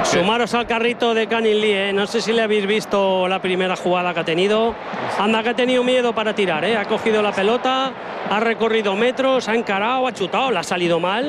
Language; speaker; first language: Spanish; native; Spanish